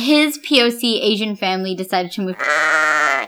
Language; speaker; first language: English; native; English